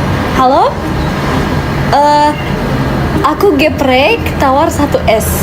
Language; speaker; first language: Indonesian; non-native, learner; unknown